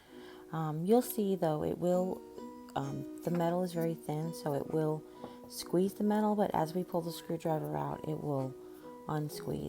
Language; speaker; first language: English; native; English